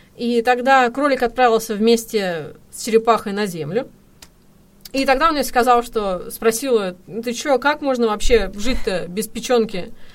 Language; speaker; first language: Russian; native; Russian